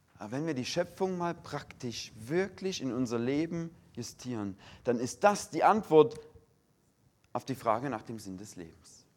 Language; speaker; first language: German; native; German